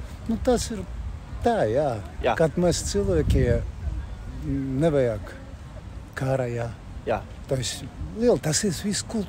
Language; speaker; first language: Latvian; non-native, local second language; Russian